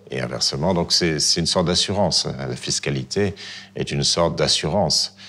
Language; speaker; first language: French; native; French